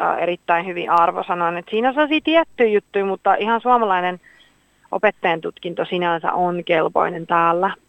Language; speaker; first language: Finnish; native; Finnish